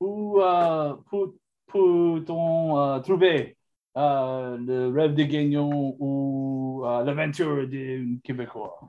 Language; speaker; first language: French; non-native, learner; English